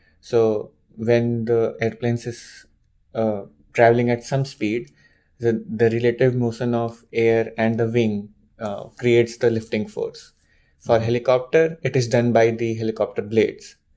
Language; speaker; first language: English; non-native, local second language; Hindi